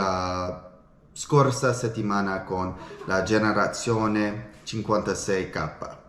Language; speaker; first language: Italian; non-native, learner; English